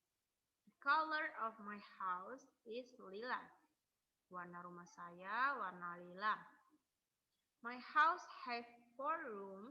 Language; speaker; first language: English; non-native, learner; Indonesian